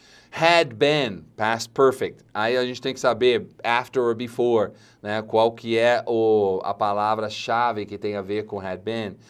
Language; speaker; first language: Portuguese; non-native, fluent; English